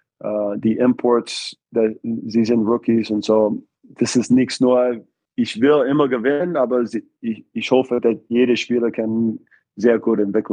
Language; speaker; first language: German; non-native, fluent; English